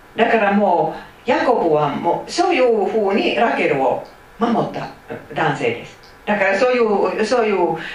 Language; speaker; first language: Japanese; non-native, fluent; Finnish